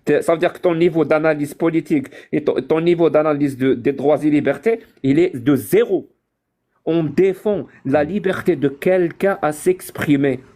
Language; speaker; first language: French; non-native, local second language; Arabic